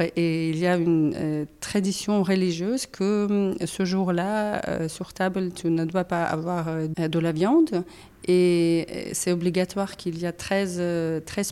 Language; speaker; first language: French; non-native, fluent; Ukrainian